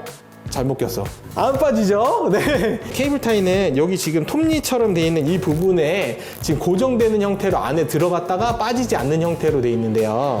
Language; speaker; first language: Korean; native; Korean